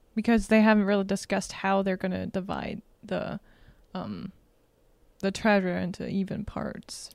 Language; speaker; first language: English; non-native, fluent; German